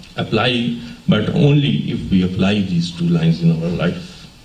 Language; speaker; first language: English; non-native, local second language; Punjabi